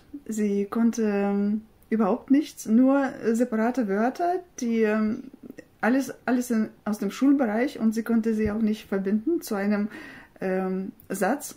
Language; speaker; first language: German; non-native, fluent; Russian